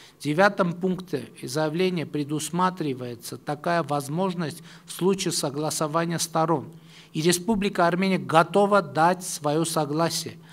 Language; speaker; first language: Russian; non-native, local second language; Armenian